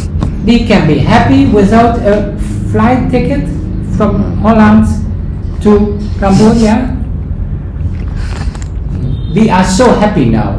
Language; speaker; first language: English; non-native, fluent; Dutch